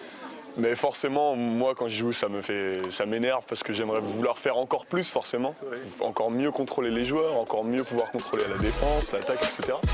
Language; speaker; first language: French; native; French